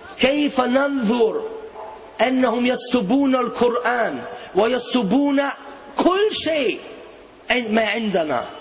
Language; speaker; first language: Arabic; non-native, fluent; German